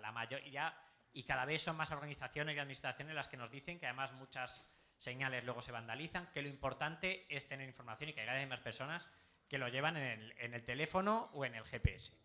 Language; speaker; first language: Spanish; native; Spanish